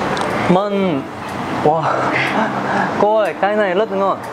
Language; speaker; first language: Vietnamese; non-native, learner; Korean